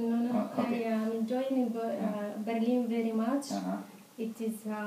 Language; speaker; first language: English; non-native, learner; Arabic